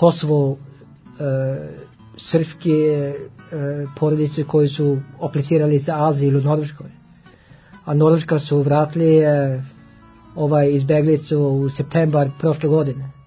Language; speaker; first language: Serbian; non-native, learner; Norwegian